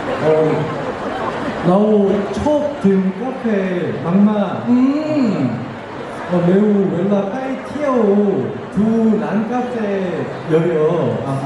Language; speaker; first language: Thai; non-native, learner; Korean